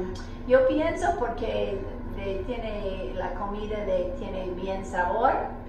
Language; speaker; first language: Spanish; non-native, learner; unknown